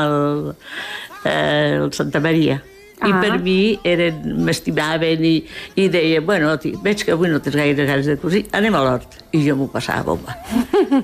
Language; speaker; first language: Catalan; early bilingual, other home language; Spanish